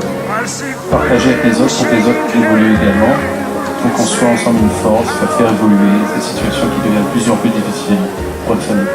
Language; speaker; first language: French; native; French